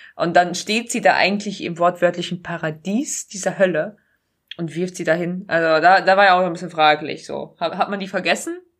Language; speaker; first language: German; early bilingual, other home language; Polish